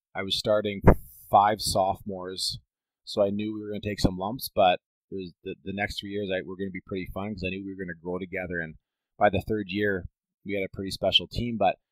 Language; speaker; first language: English; native; English